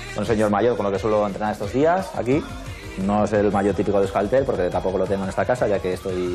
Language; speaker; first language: Spanish; native; Spanish